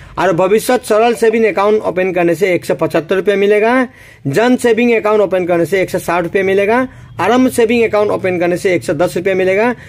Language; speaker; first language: Hindi; native; Hindi